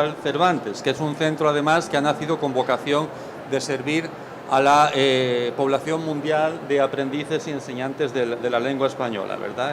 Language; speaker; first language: Spanish; native; Spanish